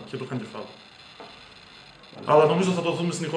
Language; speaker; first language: Greek; native; Greek